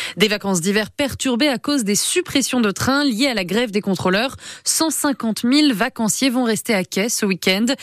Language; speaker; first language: French; native; French